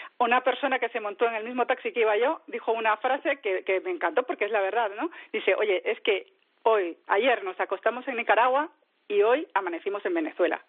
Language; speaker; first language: Spanish; native; Spanish